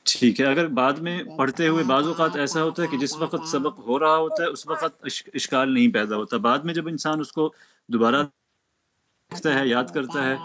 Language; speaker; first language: Urdu; native; Urdu